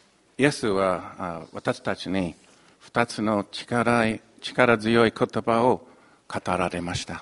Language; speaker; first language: Japanese; non-native, fluent; English